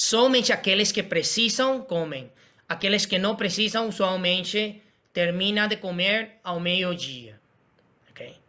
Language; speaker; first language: Portuguese; non-native, fluent; Spanish